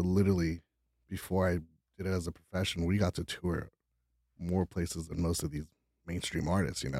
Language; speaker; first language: English; early bilingual, other home language; Spanish